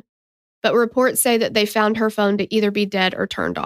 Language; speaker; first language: English; native; English